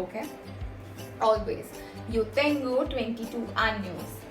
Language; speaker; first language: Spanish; non-native, fluent; Hindi